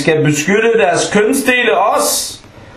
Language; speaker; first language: Danish; non-native, local second language; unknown